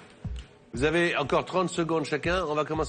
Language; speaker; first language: French; native; French